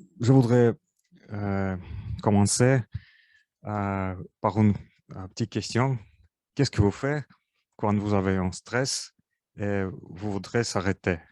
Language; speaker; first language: French; non-native, learner; Russian